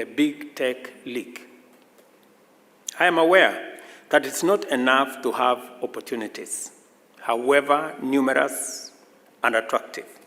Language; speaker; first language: English; non-native, local second language; Swahili